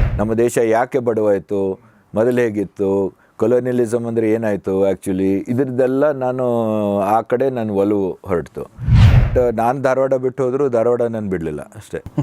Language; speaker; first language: Kannada; native; Kannada